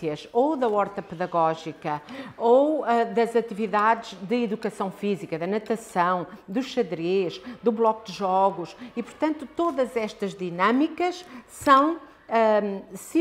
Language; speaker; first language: Portuguese; native; Portuguese